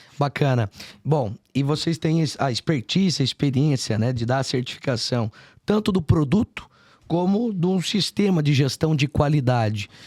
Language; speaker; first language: Portuguese; native; Portuguese